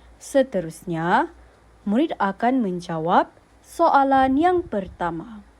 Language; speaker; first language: Malay; native; Malay